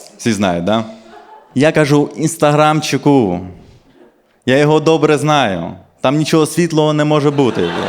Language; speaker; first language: Ukrainian; non-native, local second language; Russian